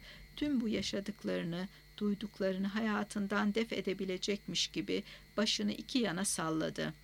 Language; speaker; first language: Turkish; native; Turkish